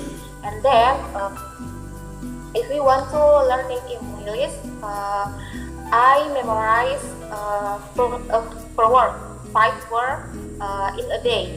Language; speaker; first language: English; non-native, learner; Indonesian